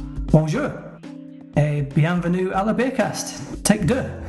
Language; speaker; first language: French; non-native, learner; English